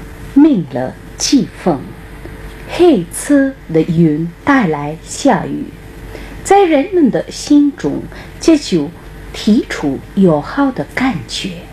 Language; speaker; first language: Chinese; non-native, fluent; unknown